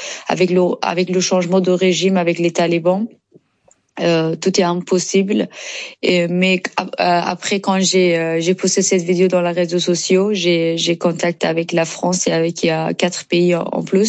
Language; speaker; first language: French; non-native, learner; Persian